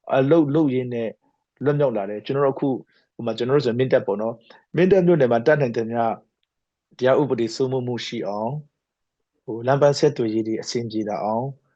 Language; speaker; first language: Burmese; non-native, local second language; Hakha Chin